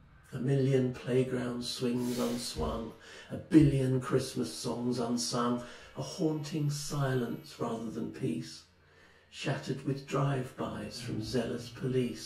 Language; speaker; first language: English; native; English